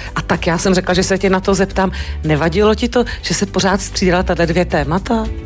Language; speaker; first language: Czech; native; Czech